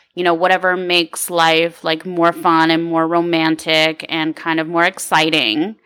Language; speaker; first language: English; early bilingual, other home language; Ukrainian